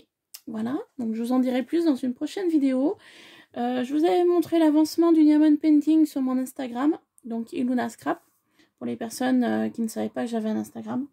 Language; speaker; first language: French; native; French